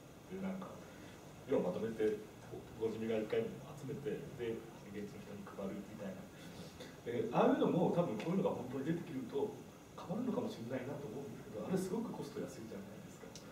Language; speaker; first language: Japanese; native; Japanese